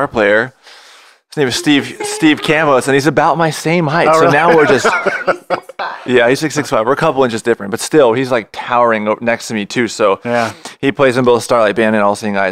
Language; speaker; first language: English; native; English